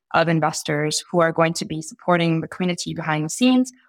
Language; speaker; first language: English; early bilingual, heritage; Italian